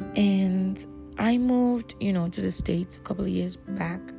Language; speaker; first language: English; non-native, local second language; Yoruba